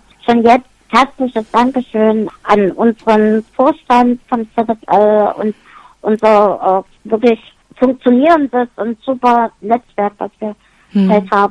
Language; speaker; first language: German; native; German